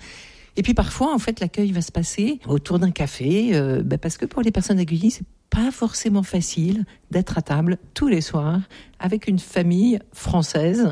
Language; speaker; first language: French; native; French